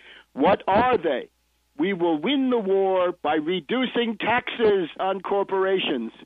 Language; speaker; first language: English; native; English